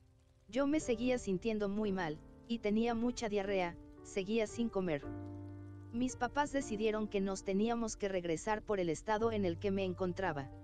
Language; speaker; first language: Spanish; native; Spanish